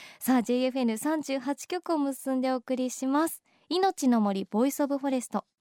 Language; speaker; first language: Japanese; native; Japanese